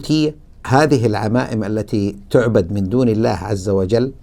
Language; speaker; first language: Arabic; native; Arabic